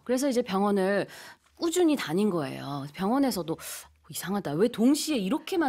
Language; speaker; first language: Korean; native; Korean